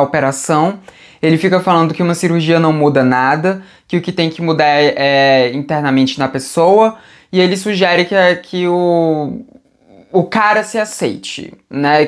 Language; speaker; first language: Portuguese; native; Portuguese